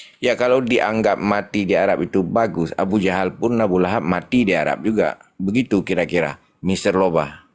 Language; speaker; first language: Malay; non-native, local second language; Achinese